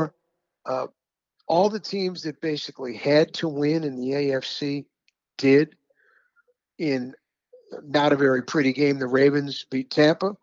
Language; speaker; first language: English; native; English